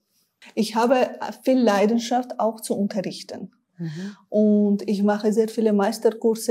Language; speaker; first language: German; non-native, fluent; Armenian